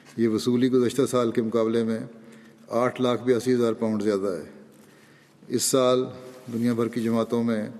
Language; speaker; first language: Urdu; native; Urdu